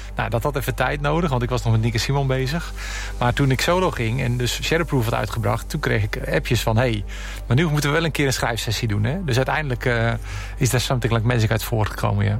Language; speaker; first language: Dutch; native; Dutch